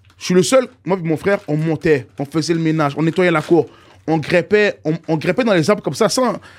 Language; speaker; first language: French; native; French